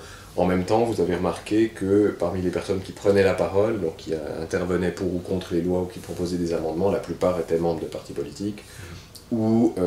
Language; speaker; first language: French; native; French